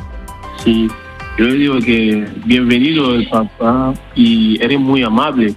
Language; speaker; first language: Spanish; non-native, learner; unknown